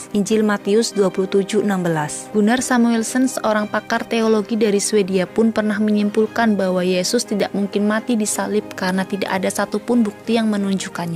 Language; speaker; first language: Indonesian; native; Indonesian